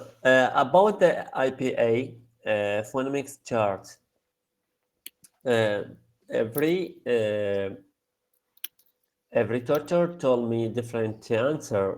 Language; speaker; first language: English; non-native, learner; Arabic